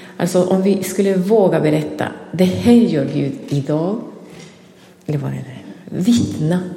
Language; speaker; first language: Swedish; non-native, fluent; Spanish